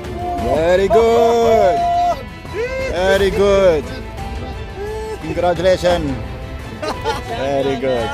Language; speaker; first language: English; non-native, fluent; Filipino